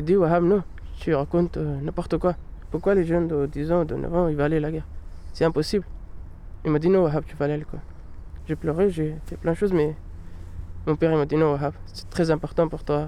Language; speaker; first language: French; non-native, learner; Pashto